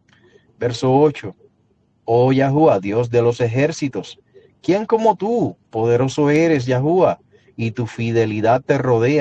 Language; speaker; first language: Spanish; native; Spanish